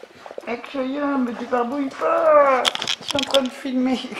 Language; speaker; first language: French; native; French